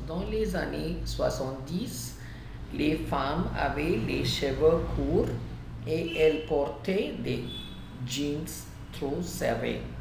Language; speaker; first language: French; non-native, fluent; Tamil